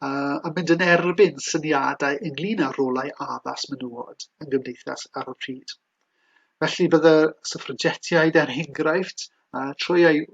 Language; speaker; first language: Welsh; native; Welsh